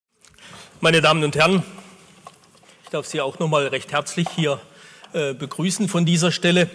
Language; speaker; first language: German; native; German